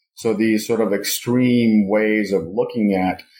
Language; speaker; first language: English; non-native, fluent; Russian